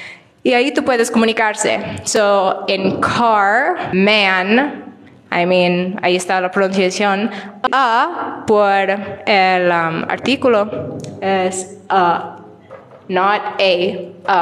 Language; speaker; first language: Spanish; non-native, learner; English